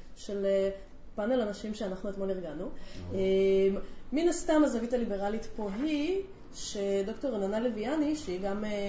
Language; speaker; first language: Hebrew; native; Hebrew